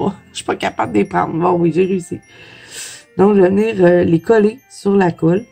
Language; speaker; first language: French; native; French